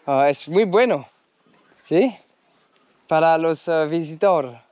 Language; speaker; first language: Spanish; non-native, learner; French